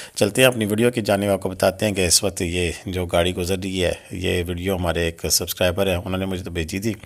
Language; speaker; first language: Urdu; non-native, local second language; Pahari-Potwari